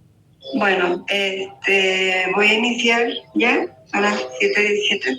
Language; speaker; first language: Spanish; native; Spanish